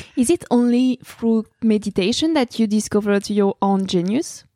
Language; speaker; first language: English; non-native, fluent; French